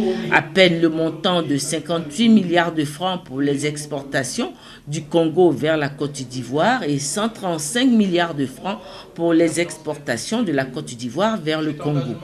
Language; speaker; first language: French; native; French